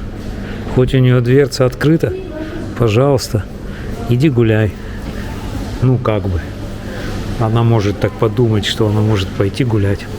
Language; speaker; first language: Russian; native; Russian